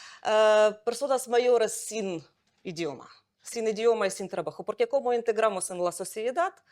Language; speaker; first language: Spanish; non-native, fluent; Ukrainian